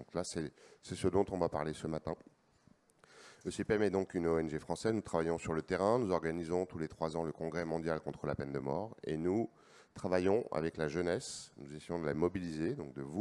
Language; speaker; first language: French; native; French